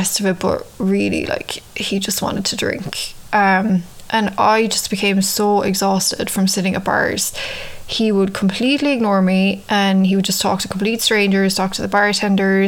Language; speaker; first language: English; native; English